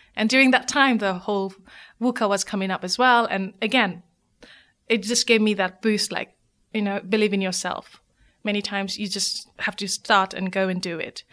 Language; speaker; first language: English; non-native, local second language; Nepali